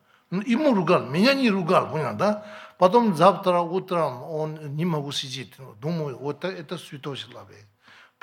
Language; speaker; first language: Russian; non-native, learner; Tibetan